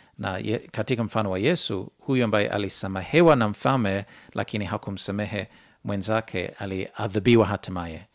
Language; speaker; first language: Swahili; non-native, fluent; English